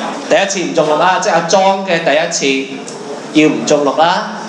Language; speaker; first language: Cantonese; native; Cantonese